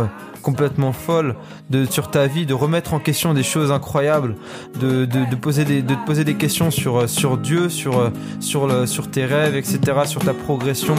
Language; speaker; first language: French; native; French